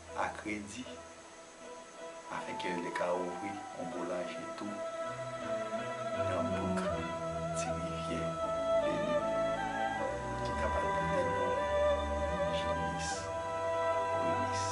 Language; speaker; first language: French; non-native, local second language; Haitian Creole